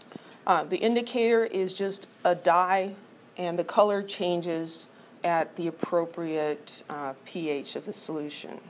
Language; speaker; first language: English; native; English